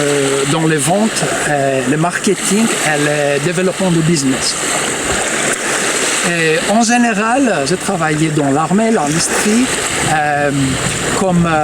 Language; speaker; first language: French; non-native, fluent; Greek